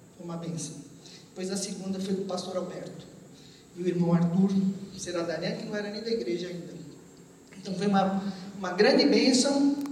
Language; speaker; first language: Portuguese; early bilingual, other home language; Armenian